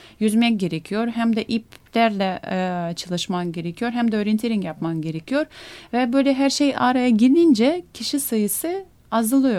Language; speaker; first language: Turkish; non-native, fluent; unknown